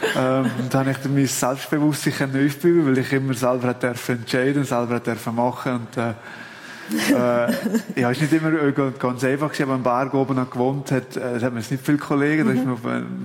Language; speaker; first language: German; native; German